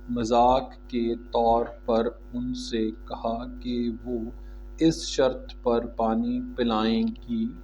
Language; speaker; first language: Urdu; non-native, local second language; Punjabi